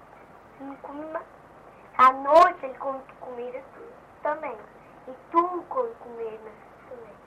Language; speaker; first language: Portuguese; early bilingual, heritage; Portuguese